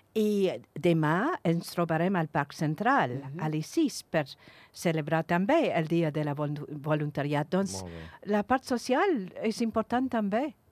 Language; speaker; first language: Catalan; non-native, fluent; English